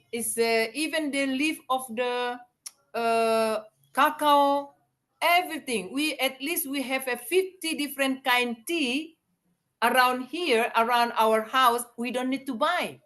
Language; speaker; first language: English; non-native, learner; Indonesian